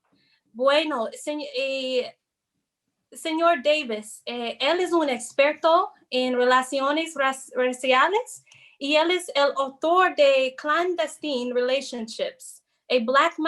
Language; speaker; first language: Spanish; non-native, fluent; English